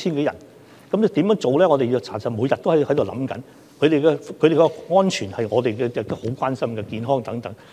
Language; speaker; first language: Chinese; non-native, local second language; Cantonese